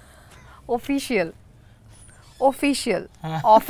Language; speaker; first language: Telugu; non-native, learner; Bangla